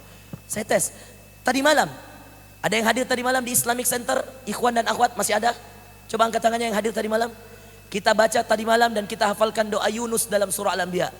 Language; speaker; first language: Indonesian; native; Indonesian